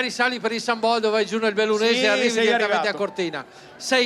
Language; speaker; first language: Italian; native; Italian